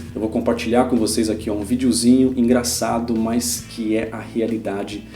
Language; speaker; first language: Portuguese; native; Portuguese